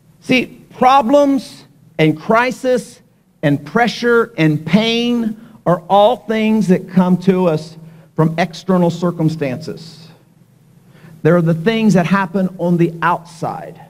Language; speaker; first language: English; native; English